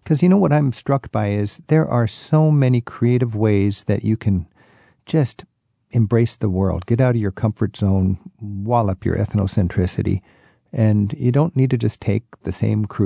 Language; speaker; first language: English; native; English